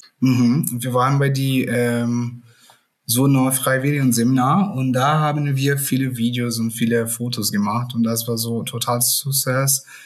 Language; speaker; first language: German; non-native, learner; Portuguese